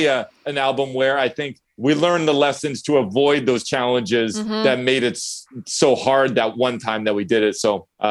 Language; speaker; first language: English; native; English